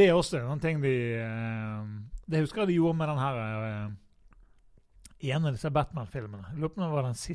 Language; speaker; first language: Norwegian; native; Norwegian